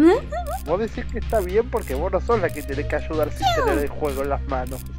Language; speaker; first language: Spanish; native; Spanish